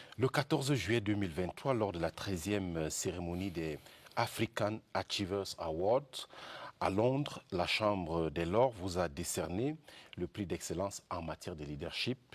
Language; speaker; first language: French; native; French